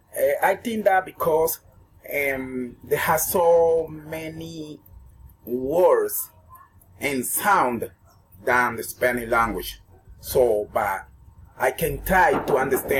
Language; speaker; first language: English; non-native, learner; Spanish